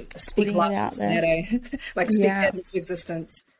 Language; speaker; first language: English; native; English